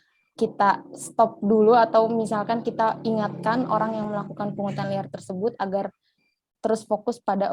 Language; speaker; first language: Indonesian; native; Indonesian